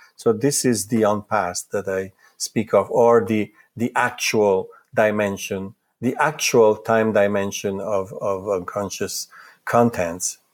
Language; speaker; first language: English; non-native, fluent; Italian